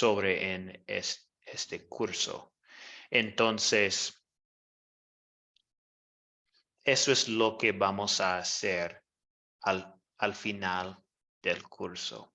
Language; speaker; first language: Spanish; non-native, fluent; English